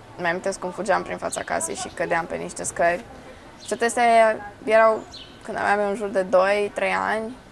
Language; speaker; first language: Romanian; early bilingual, other home language; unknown